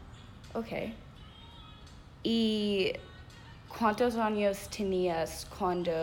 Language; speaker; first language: Spanish; non-native, learner; English